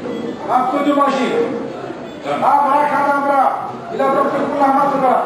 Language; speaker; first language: French; non-native, learner; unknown